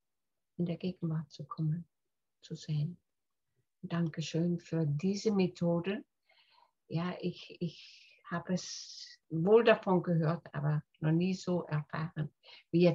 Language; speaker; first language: German; non-native, fluent; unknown